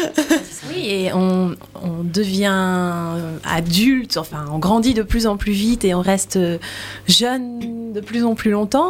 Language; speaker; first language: French; native; French